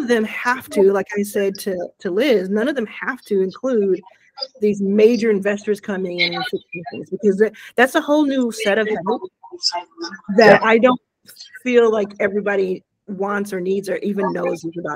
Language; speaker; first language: English; native; English